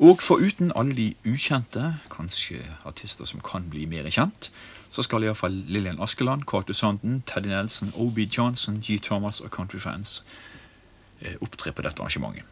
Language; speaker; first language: Norwegian; native; Norwegian